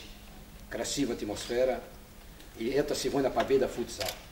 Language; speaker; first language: Russian; non-native, learner; Portuguese